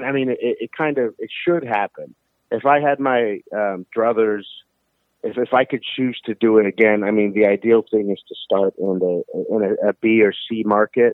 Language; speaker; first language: English; native; English